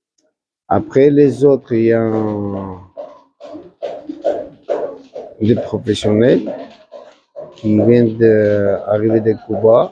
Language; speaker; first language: French; non-native, learner; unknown